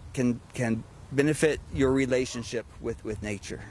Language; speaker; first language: English; native; English